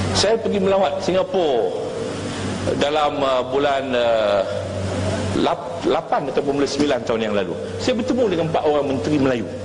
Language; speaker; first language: Malay; native; Malay